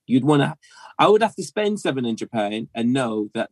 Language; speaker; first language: English; native; English